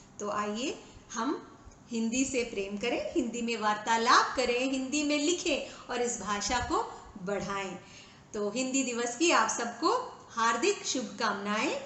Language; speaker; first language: Hindi; non-native, local second language; Tamil